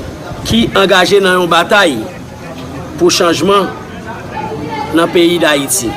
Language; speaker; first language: Haitian Creole; native; Haitian Creole